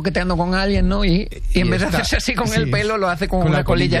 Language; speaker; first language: Spanish; native; Spanish